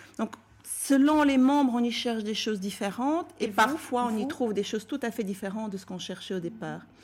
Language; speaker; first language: French; non-native, fluent; Bulgarian